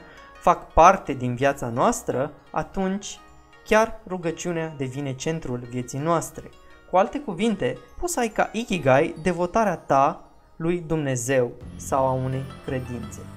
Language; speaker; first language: Romanian; native; Romanian